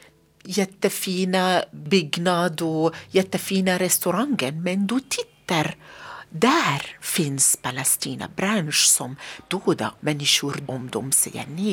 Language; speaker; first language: Swedish; non-native, learner; Arabic